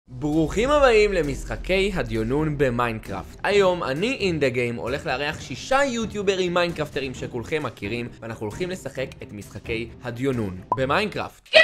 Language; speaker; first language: Hebrew; native; Hebrew